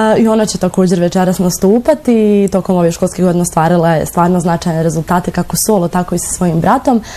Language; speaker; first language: Bosnian; native; Bosnian